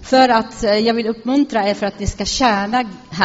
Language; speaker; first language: Swedish; non-native, fluent; Arabic